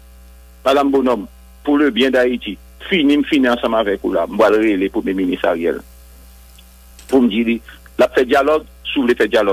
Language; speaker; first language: French; non-native, local second language; Haitian Creole